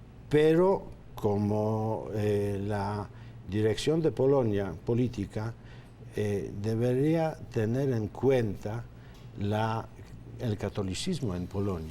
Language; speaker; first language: Spanish; non-native, fluent; Polish